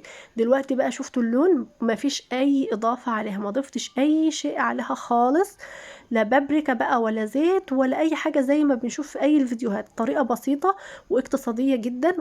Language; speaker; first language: Arabic; native; Arabic